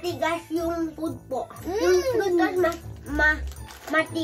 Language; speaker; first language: Filipino; early bilingual, heritage; Filipino